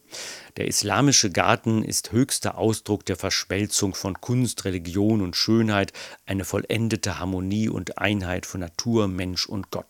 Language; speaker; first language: German; native; German